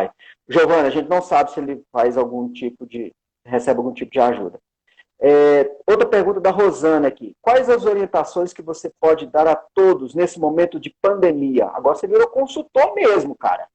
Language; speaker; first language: Portuguese; native; Portuguese